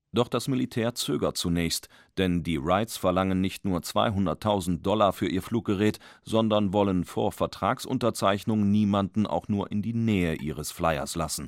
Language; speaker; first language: German; native; German